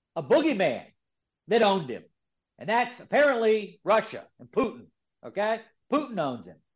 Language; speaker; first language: English; native; English